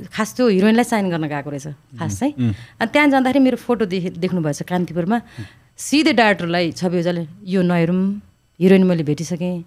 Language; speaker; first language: Nepali; native; Nepali